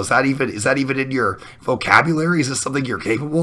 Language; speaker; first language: English; native; English